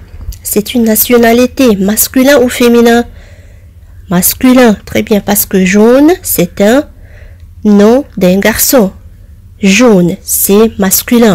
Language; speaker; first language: French; non-native, fluent; Arabic